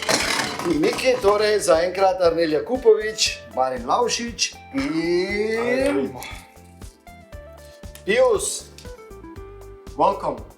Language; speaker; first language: Slovenian; native; Slovenian